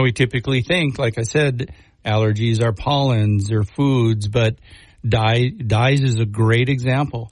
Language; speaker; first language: English; native; English